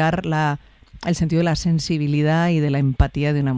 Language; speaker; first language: Spanish; native; Spanish